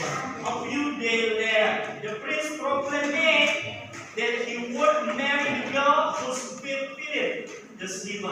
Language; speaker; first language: English; non-native, learner; Indonesian